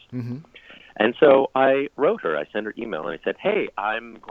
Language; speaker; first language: English; native; English